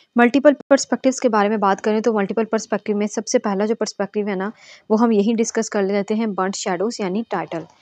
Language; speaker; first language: Urdu; native; Urdu